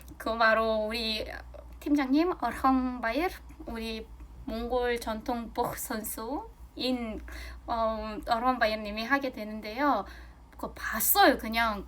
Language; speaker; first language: Korean; non-native, fluent; Mongolian